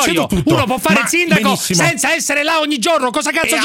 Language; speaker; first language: Italian; native; Italian